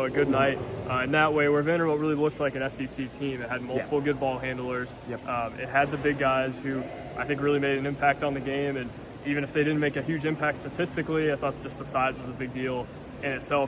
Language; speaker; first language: English; native; English